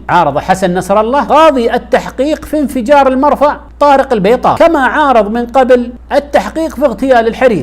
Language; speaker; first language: Arabic; native; Arabic